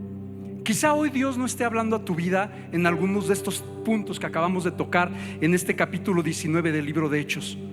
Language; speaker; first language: Spanish; native; Spanish